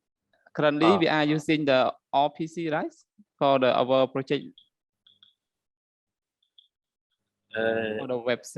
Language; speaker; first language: English; non-native, learner; Khmer